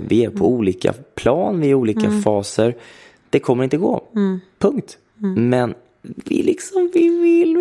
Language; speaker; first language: Swedish; native; Swedish